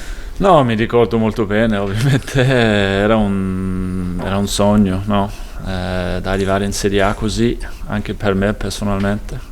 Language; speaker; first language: Italian; non-native, fluent; Danish